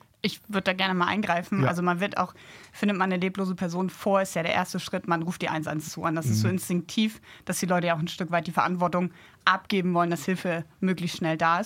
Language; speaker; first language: German; native; German